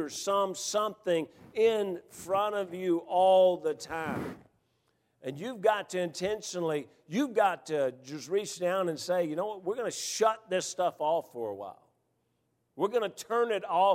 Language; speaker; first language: English; native; English